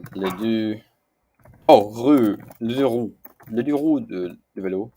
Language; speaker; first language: French; non-native, learner; English